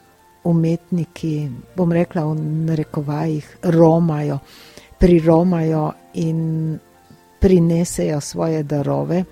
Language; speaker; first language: Slovenian; native; Slovenian